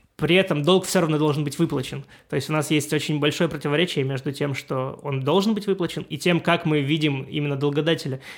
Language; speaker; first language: Russian; native; Russian